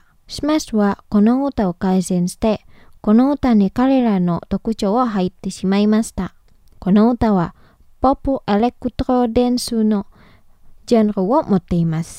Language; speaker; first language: Japanese; non-native, fluent; Indonesian